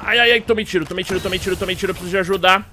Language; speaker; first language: Portuguese; native; Portuguese